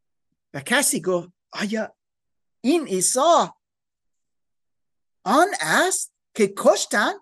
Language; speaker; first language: Persian; non-native, fluent; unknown